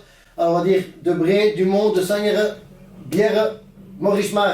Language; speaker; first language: French; native; French